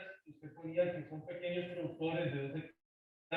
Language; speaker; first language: Spanish; native; Spanish